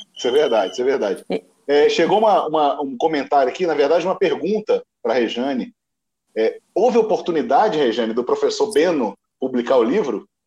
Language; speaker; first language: Portuguese; native; Portuguese